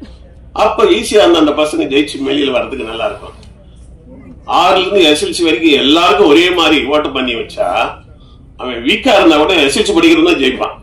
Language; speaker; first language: Tamil; native; Tamil